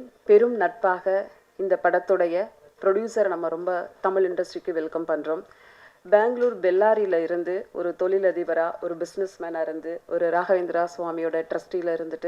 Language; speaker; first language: Tamil; native; Tamil